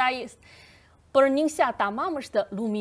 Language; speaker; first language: Albanian; non-native, fluent; Chinese